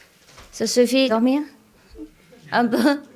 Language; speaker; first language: French; non-native, learner; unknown